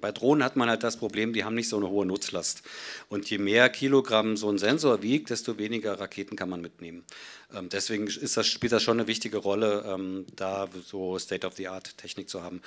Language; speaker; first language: German; native; German